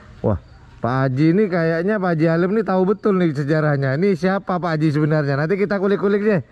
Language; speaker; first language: Indonesian; non-native, local second language; Madurese